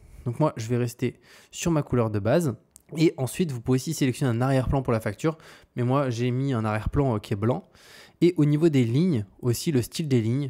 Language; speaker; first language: French; native; French